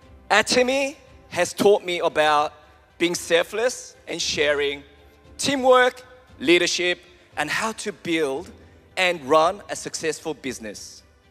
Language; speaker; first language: English; early bilingual, other home language; Korean